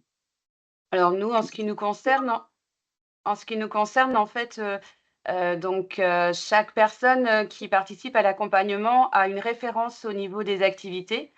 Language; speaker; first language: French; native; French